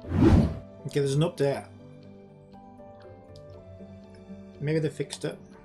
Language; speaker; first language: English; native; English